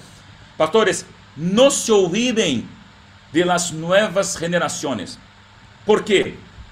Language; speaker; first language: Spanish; non-native, learner; Portuguese